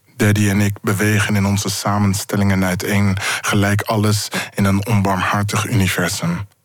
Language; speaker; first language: Dutch; native; Dutch